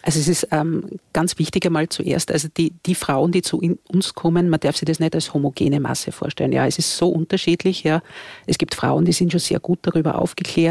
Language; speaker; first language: German; native; German